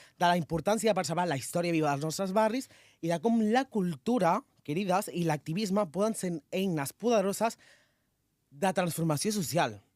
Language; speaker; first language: Catalan; non-native, local second language; Spanish